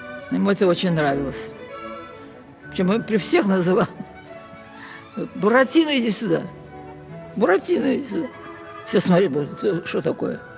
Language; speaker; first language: Russian; native; Russian